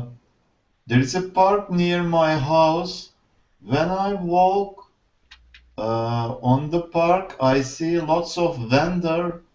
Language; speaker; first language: English; non-native, learner; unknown